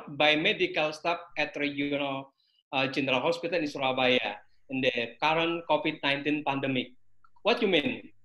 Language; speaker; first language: English; non-native, learner; Indonesian